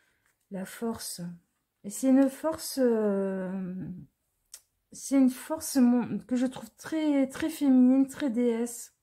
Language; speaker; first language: French; native; French